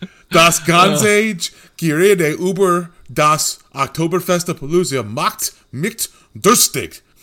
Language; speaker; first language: German; non-native, learner; English